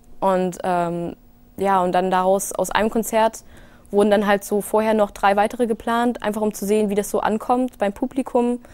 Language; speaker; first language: German; early bilingual, other home language; English